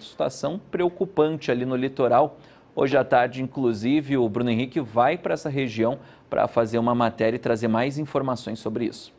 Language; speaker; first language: Portuguese; native; Portuguese